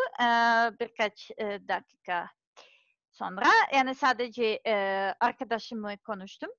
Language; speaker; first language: Turkish; non-native, learner; Serbian